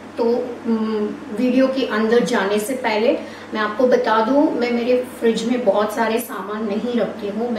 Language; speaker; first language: Hindi; non-native, local second language; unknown